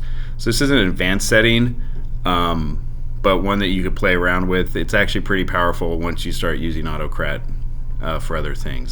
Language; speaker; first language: English; native; English